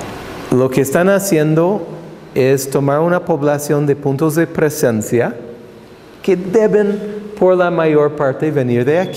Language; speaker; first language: Spanish; non-native, fluent; English